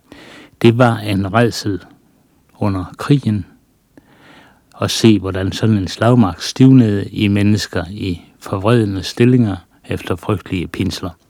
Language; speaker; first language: Danish; native; Danish